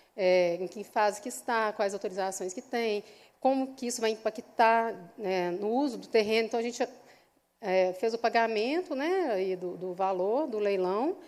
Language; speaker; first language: Portuguese; native; Portuguese